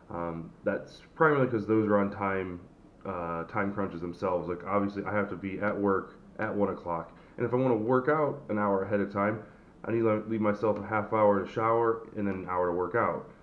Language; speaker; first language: English; native; English